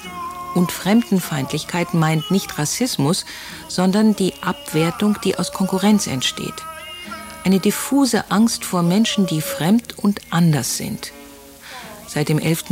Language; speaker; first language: German; native; German